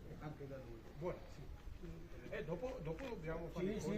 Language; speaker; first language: Italian; non-native, fluent; Punjabi